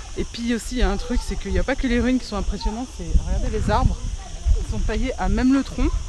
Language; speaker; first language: French; early bilingual, other home language; Arabic